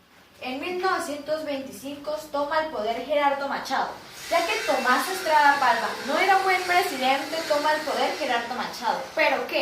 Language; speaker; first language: Spanish; native; Spanish